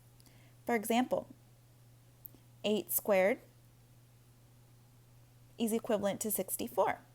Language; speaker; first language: English; native; English